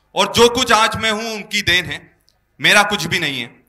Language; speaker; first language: Hindi; native; Hindi